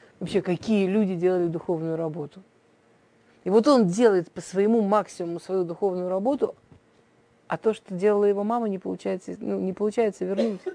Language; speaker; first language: Russian; early bilingual, heritage; Russian